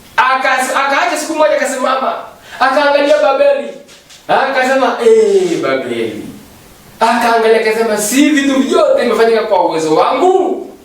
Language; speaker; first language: Swahili; non-native, local second language; Kalenjin